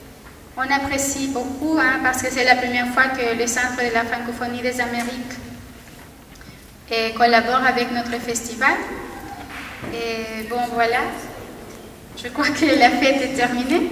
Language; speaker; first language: French; non-native, fluent; Spanish